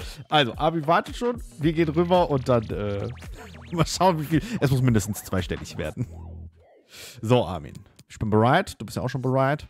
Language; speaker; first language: German; native; German